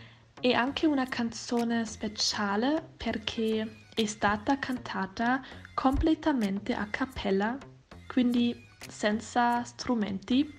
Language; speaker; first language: Italian; non-native, fluent; German